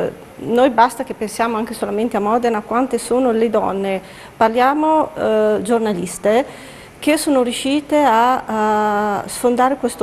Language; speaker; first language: Italian; native; Italian